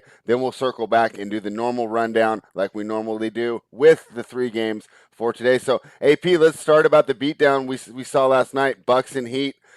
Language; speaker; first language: English; native; English